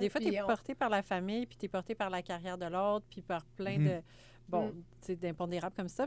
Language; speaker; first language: French; native; French